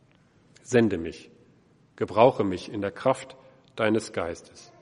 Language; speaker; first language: German; native; German